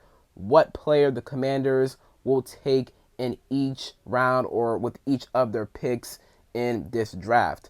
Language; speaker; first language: English; native; English